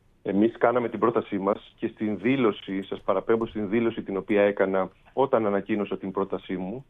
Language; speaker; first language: Greek; native; Greek